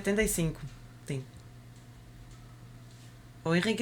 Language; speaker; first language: Portuguese; non-native, learner; Spanish